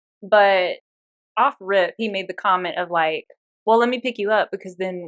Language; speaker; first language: English; native; English